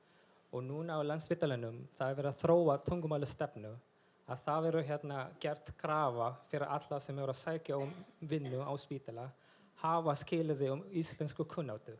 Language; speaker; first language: Icelandic; non-native, fluent; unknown